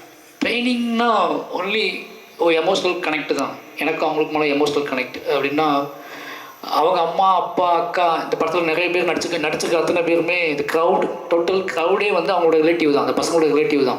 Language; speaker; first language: Tamil; native; Tamil